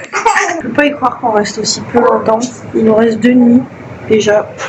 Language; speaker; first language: French; native; French